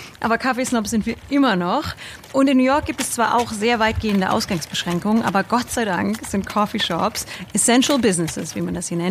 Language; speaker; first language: German; native; German